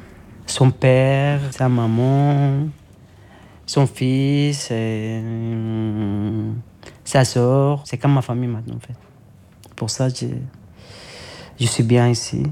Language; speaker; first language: French; non-native, learner; Arabic